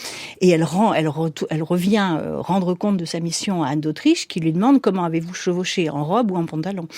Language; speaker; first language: French; native; French